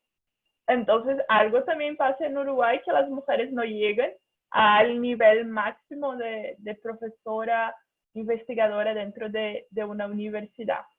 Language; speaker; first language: Spanish; non-native, fluent; Portuguese